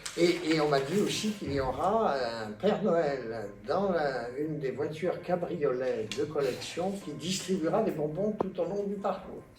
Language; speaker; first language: French; native; French